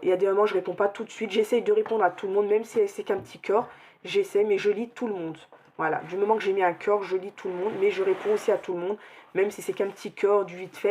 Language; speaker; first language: French; native; French